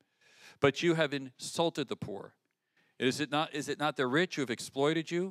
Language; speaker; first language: English; native; English